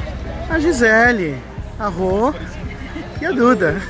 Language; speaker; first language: Portuguese; native; Portuguese